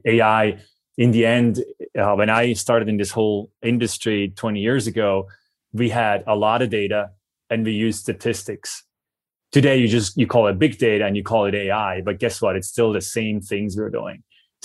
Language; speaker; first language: English; non-native, fluent; German